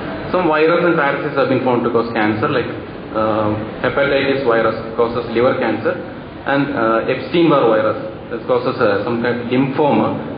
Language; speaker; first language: English; non-native, local second language; Malayalam